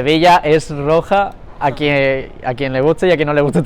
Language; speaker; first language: Spanish; early bilingual, other home language; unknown